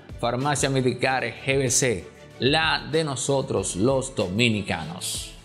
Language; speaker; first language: Spanish; native; Spanish